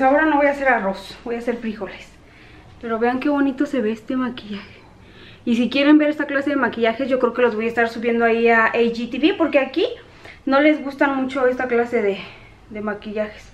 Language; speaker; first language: Spanish; native; Spanish